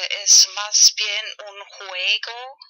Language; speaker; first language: Spanish; non-native, fluent; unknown